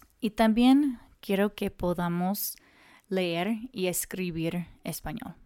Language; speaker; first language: Spanish; non-native, learner; English